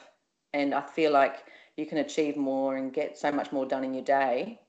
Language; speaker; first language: English; native; English